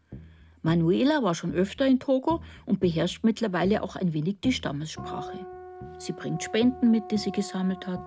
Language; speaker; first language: German; native; German